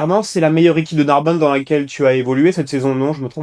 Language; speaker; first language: French; native; French